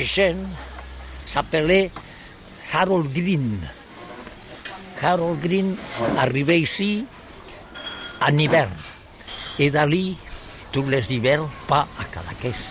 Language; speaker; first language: French; non-native, learner; Catalan